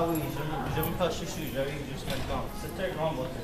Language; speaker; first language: French; non-native, learner; English